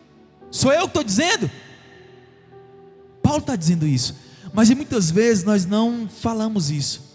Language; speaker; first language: Portuguese; native; Portuguese